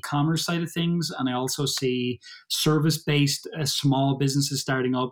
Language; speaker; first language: English; native; English